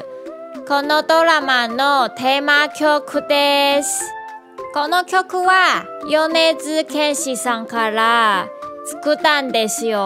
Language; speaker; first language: Japanese; non-native, learner; Chinese